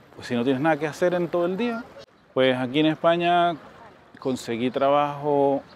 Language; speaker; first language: Spanish; native; Spanish